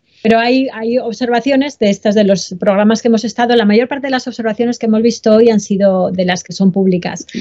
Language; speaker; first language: Spanish; native; Spanish